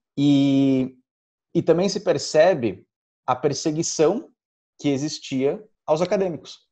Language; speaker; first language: Portuguese; early bilingual, other home language; Spanish